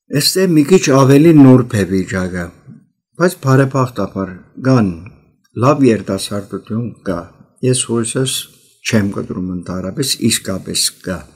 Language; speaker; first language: Armenian; early bilingual, heritage; Armenian